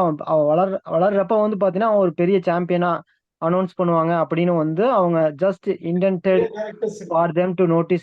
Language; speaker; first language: Tamil; native; Tamil